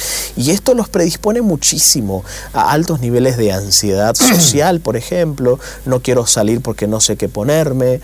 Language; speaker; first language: Spanish; native; Spanish